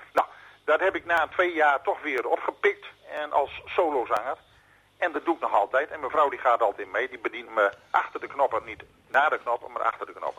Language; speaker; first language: Dutch; native; Dutch